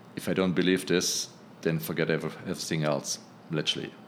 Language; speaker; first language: English; non-native, fluent; German